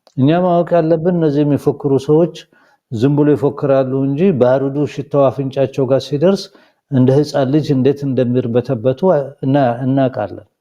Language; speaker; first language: Amharic; non-native, local second language; Somali